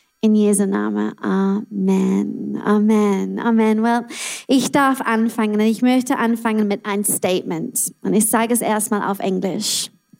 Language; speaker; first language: German; non-native, learner; English